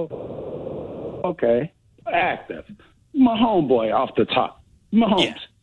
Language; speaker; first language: English; native; English